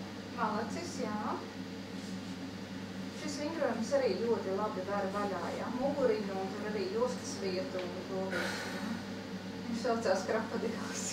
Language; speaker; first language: Latvian; native; Latvian